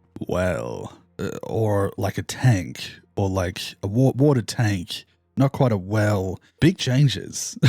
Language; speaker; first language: English; native; English